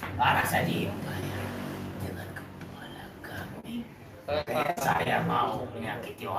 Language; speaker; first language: Indonesian; non-native, local second language; Javanese